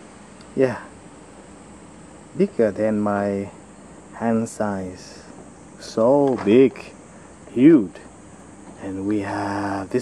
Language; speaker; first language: English; non-native, fluent; Vietnamese